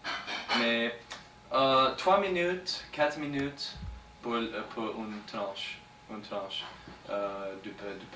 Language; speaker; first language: French; non-native, learner; English